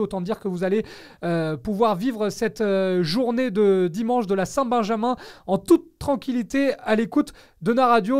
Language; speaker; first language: French; native; French